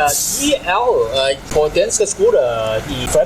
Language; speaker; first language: Danish; non-native, learner; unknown